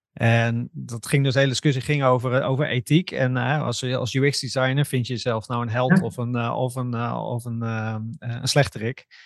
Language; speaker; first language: Dutch; native; Dutch